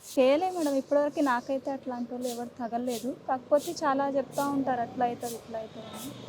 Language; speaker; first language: Telugu; native; Telugu